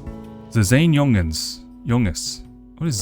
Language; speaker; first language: Dutch; non-native, learner; English